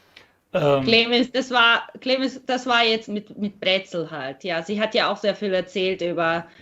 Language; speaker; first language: German; non-native, fluent; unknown